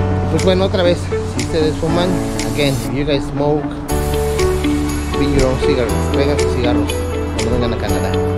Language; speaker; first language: Spanish; native; Spanish